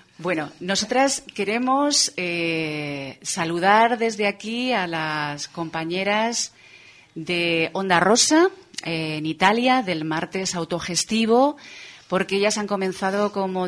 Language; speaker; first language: Spanish; native; Spanish